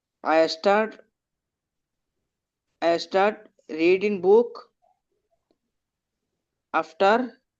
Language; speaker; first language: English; non-native, learner; Bangla